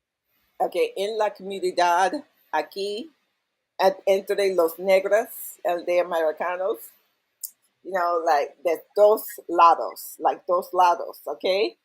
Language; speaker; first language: Spanish; non-native, learner; English